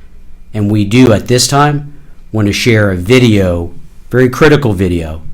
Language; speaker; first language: English; native; English